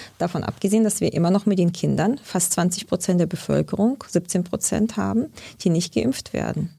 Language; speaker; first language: German; early bilingual, other home language; Russian